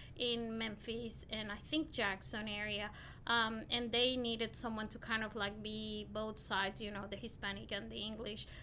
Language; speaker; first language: English; non-native, fluent; Spanish